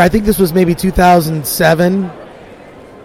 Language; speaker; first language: English; native; English